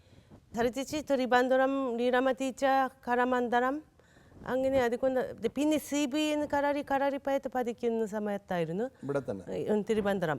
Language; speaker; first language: Malayalam; non-native, learner; Japanese